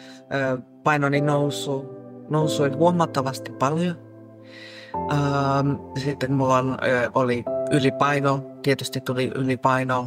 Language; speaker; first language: Finnish; non-native, fluent; Spanish